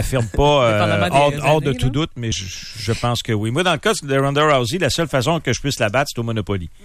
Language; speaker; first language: French; native; French